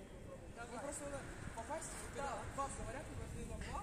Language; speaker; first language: Russian; native; Russian